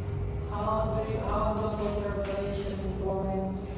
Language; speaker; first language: English; non-native, local second language; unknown